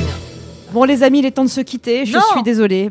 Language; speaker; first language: French; native; French